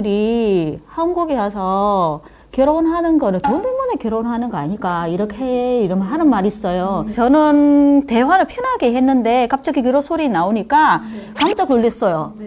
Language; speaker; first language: Korean; non-native, learner; Vietnamese